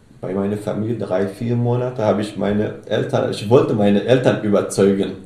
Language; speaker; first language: German; non-native, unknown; Arabic